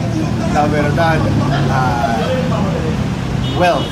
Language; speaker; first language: Spanish; non-native, fluent; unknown